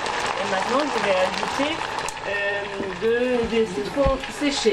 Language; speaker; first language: French; non-native, fluent; Persian